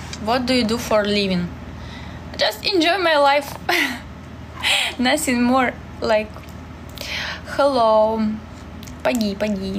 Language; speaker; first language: English; non-native, learner; Russian